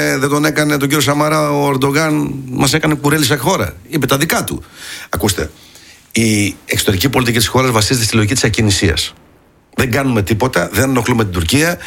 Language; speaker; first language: Greek; early bilingual, heritage; Greek